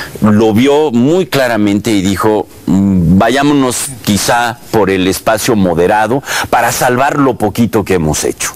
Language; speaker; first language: Spanish; native; Spanish